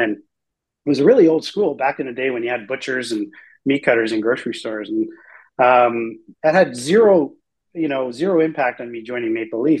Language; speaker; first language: English; native; English